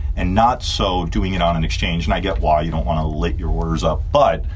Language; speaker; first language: English; early bilingual, other home language; Turkish